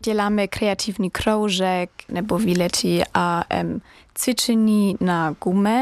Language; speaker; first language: Czech; non-native, learner; German